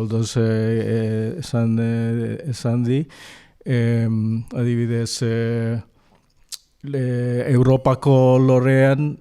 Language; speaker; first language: Basque; non-native, learner; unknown